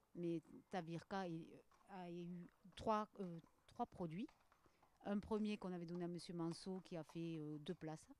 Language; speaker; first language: French; native; French